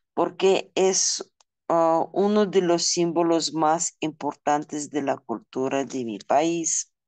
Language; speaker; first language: Spanish; non-native, fluent; Russian